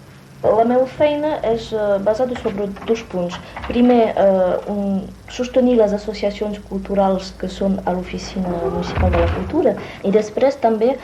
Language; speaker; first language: Catalan; non-native, local second language; French